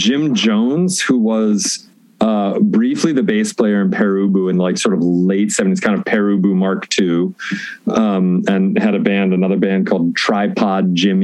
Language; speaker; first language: English; native; English